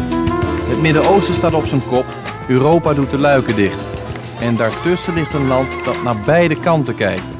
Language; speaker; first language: Dutch; native; Dutch